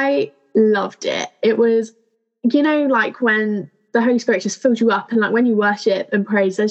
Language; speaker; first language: English; native; English